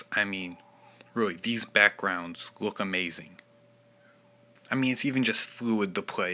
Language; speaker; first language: English; native; English